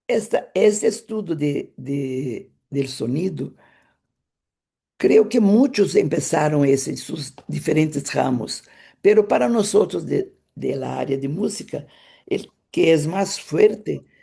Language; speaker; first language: Spanish; non-native, fluent; Portuguese